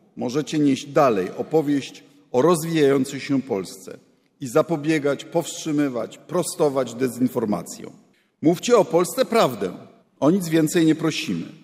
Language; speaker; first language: Polish; native; Polish